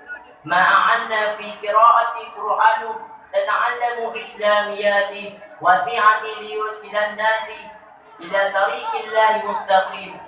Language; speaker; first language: Arabic; non-native, learner; Achinese